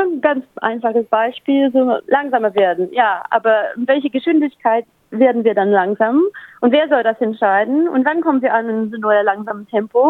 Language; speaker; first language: German; native; German